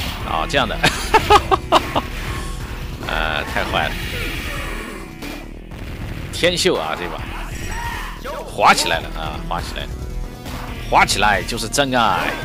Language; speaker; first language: Chinese; native; Chinese